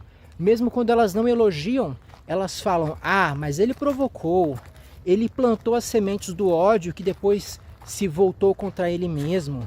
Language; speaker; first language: Portuguese; native; Portuguese